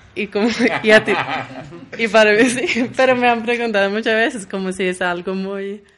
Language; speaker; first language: Spanish; non-native, fluent; Swedish